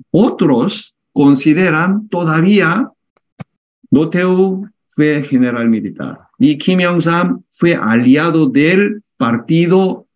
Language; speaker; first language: Spanish; non-native, fluent; Korean